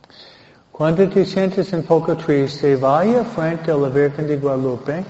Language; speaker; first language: Spanish; non-native, fluent; English